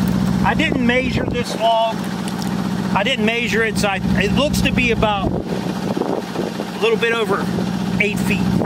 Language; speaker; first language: English; native; English